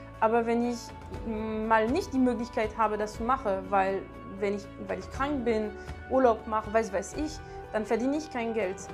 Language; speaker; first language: German; non-native, fluent; French